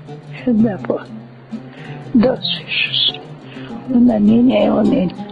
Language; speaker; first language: Spanish; early bilingual, heritage; Ladino